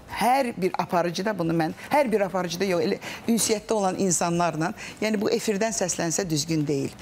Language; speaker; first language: Azerbaijani; native; Azerbaijani